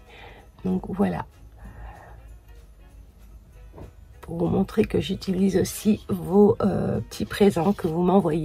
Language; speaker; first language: French; native; French